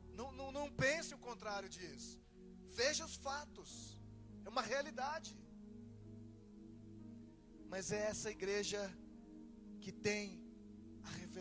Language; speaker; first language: Portuguese; native; Portuguese